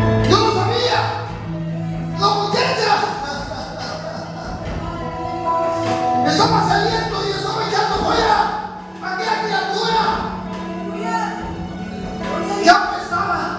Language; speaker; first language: Spanish; native; Spanish